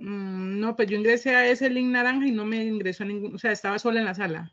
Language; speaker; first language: Spanish; native; Spanish